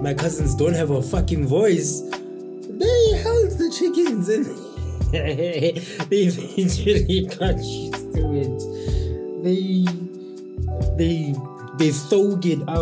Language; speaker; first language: English; non-native, local second language; Southern Sotho